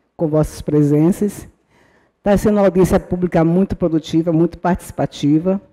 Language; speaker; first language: Portuguese; native; Portuguese